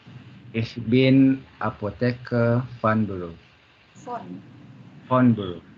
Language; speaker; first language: German; non-native, learner; Indonesian